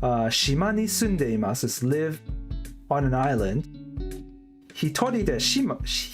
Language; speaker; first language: Japanese; non-native, learner; English